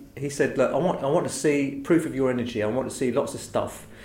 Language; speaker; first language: English; native; English